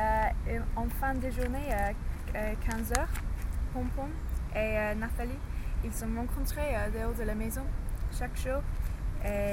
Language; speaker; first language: French; non-native, learner; English